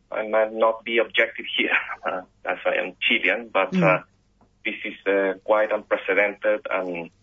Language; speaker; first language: English; non-native, fluent; Spanish